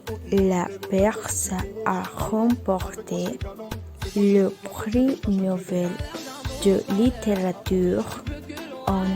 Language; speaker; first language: French; non-native, learner; Spanish